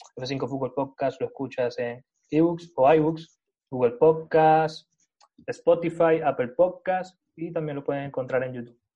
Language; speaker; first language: Spanish; native; Spanish